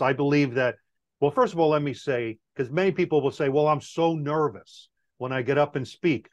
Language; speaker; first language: English; native; English